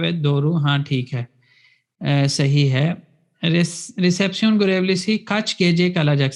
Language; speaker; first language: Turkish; non-native, fluent; Urdu